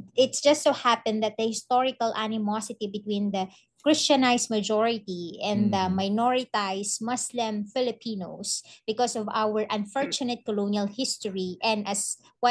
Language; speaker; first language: English; non-native, local second language; Maranao